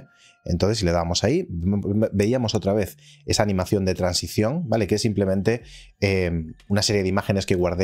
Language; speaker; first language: Spanish; native; Spanish